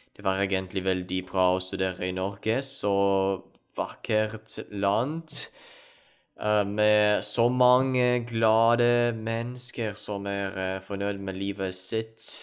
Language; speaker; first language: Norwegian; non-native, learner; Ukrainian